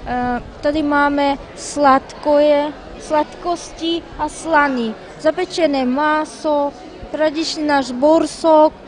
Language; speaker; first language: Czech; non-native, fluent; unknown